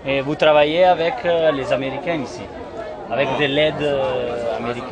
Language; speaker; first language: French; non-native, learner; Italian